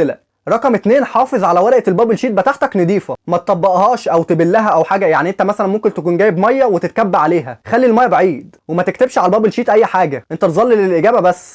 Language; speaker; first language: Arabic; native; Arabic